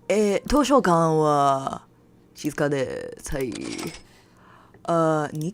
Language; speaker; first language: Japanese; non-native, learner; English